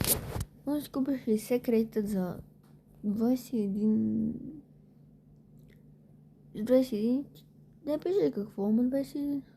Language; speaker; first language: Bulgarian; native; Bulgarian